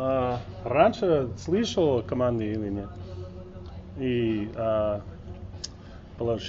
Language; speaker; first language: Russian; non-native, fluent; English